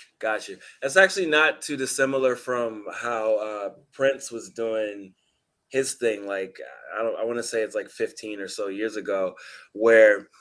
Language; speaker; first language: English; native; English